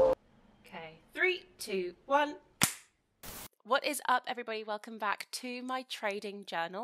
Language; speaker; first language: English; native; English